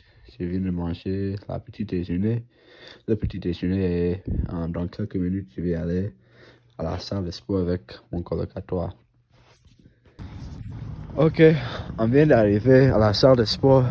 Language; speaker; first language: French; non-native, fluent; English